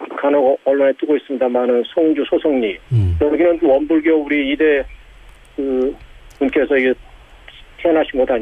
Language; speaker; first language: Korean; native; Korean